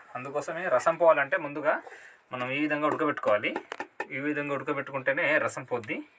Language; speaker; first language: Telugu; non-native, local second language; Odia